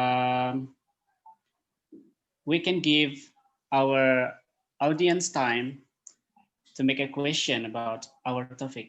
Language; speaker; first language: English; non-native, learner; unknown